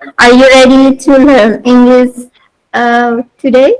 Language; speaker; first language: English; non-native, learner; Indonesian